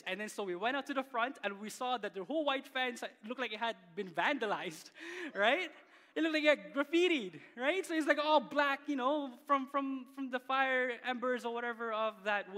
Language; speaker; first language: English; non-native, local second language; Filipino